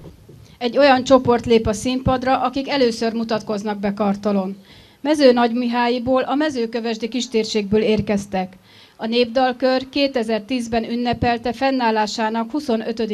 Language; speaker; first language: Hungarian; native; Hungarian